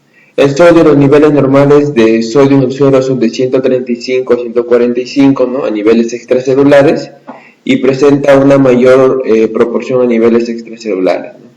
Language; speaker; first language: Spanish; native; Spanish